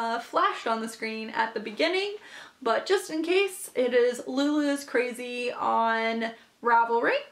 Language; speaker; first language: English; native; English